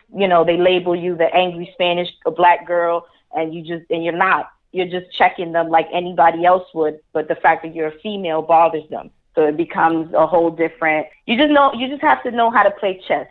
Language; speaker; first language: English; early bilingual, other home language; Spanish